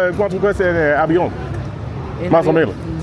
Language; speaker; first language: Spanish; non-native, learner; English